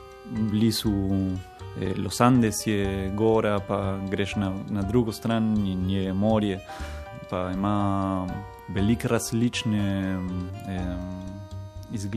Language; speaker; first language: Slovenian; non-native, learner; Spanish